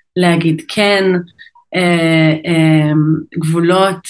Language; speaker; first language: Hebrew; native; Hebrew